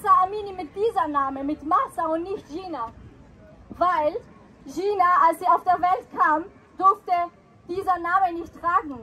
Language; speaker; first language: German; non-native, fluent; Persian